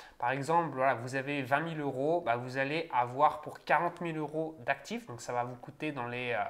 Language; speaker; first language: French; native; French